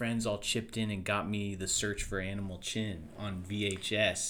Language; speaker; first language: English; native; English